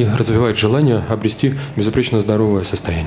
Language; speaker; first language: Russian; native; Russian